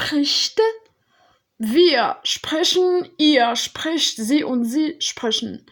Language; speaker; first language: German; non-native, learner; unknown